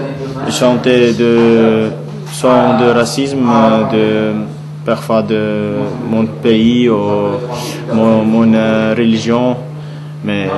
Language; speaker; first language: French; non-native, learner; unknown